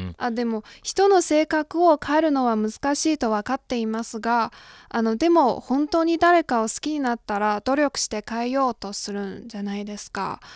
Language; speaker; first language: Japanese; non-native, fluent; Chinese